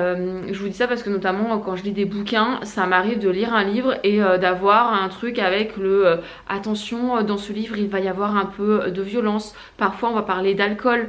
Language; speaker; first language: French; native; French